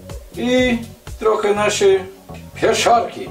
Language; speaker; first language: Polish; non-native, learner; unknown